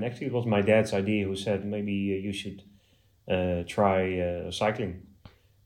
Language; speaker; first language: English; non-native, fluent; Dutch